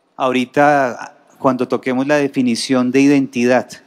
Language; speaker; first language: Spanish; native; Spanish